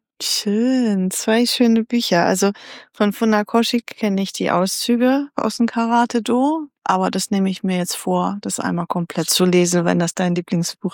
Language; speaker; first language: German; native; German